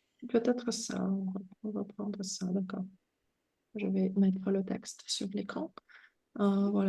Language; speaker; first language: French; non-native, fluent; Russian